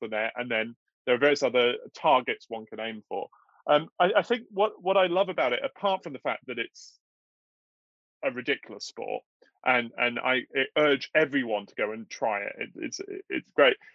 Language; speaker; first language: English; native; English